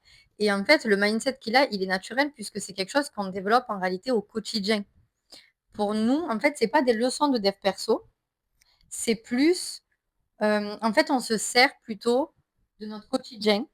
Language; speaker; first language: French; native; French